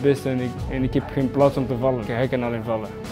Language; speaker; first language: Dutch; non-native, fluent; Armenian